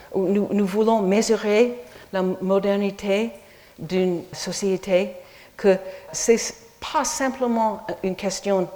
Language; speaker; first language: French; non-native, fluent; English